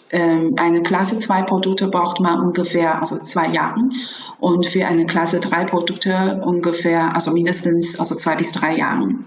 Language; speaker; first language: German; non-native, fluent; Chinese